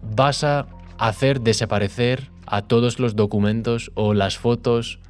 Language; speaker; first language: Spanish; non-native, fluent; Persian